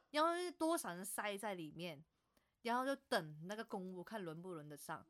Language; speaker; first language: Chinese; non-native, local second language; Cantonese